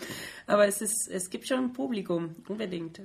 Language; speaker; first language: German; non-native, fluent; Spanish